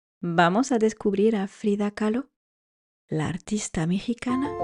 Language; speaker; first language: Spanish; non-native, fluent; French